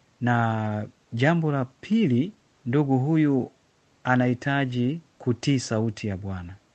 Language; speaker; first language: Swahili; non-native, local second language; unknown